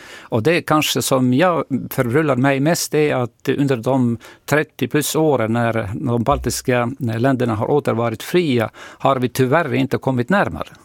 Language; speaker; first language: Swedish; non-native, fluent; Estonian